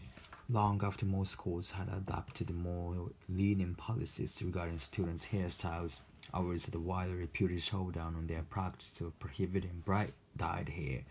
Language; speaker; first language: English; non-native, fluent; Japanese